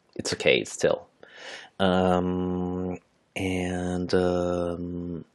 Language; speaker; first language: English; non-native, fluent; Spanish